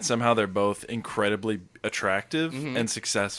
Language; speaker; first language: English; native; English